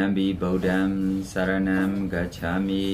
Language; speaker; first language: Korean; non-native, fluent; Burmese